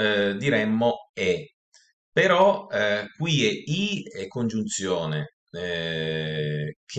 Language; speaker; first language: Italian; non-native, fluent; Russian